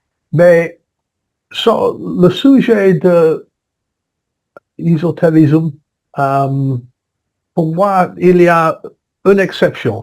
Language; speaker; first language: French; non-native, learner; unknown